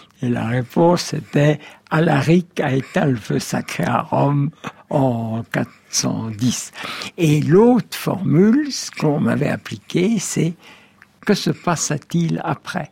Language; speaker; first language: French; native; French